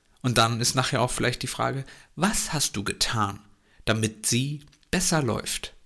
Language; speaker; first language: German; native; German